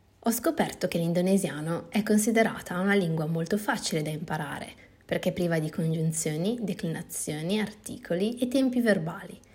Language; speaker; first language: Italian; native; Italian